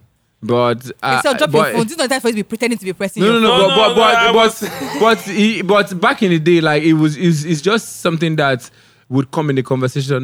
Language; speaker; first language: English; non-native, local second language; Igbo